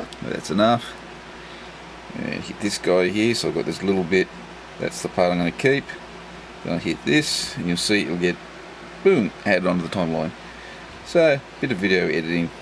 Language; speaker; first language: English; native; English